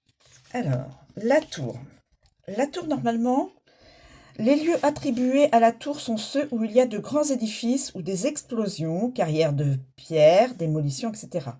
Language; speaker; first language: French; native; French